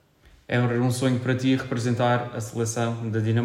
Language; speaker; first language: Portuguese; native; Portuguese